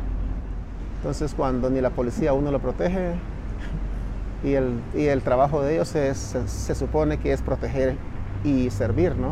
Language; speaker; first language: Spanish; native; Spanish